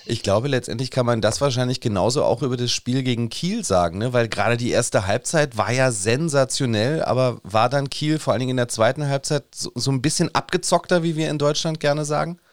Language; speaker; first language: German; native; German